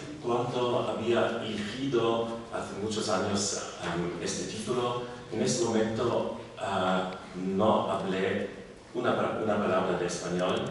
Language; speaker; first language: Spanish; non-native, learner; German